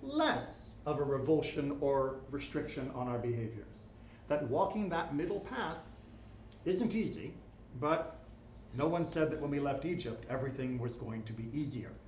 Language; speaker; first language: English; native; English